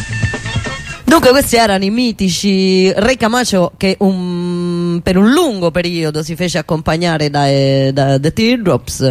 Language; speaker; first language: Italian; native; Italian